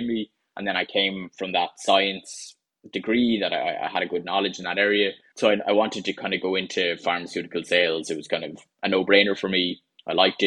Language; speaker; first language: English; native; English